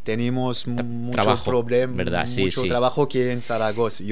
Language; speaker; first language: Spanish; non-native, learner; French